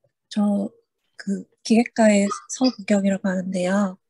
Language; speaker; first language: Korean; native; Korean